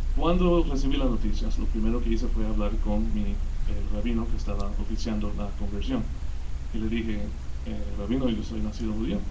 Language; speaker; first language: Spanish; early bilingual, heritage; Spanish